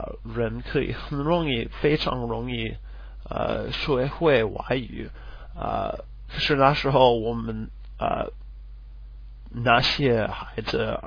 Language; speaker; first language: Chinese; non-native, learner; English